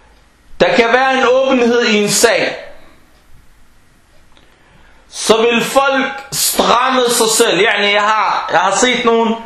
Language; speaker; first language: Danish; non-native, fluent; Arabic